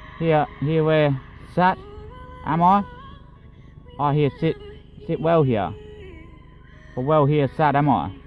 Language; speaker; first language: English; native; English